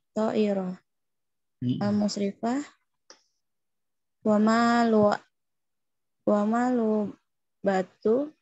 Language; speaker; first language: Arabic; non-native, learner; Indonesian